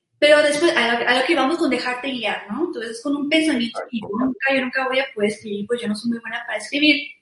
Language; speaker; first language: Spanish; early bilingual, heritage; Spanish